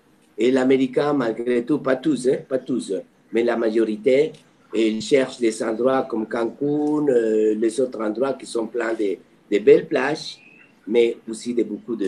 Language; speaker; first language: French; non-native, fluent; Spanish